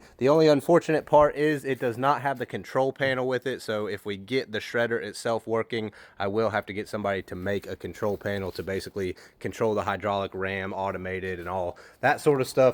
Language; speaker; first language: English; native; English